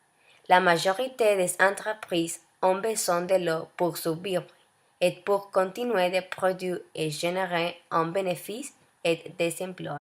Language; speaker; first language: French; non-native, learner; Spanish